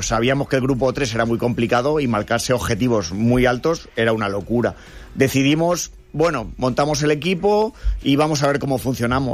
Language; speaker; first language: Spanish; native; Spanish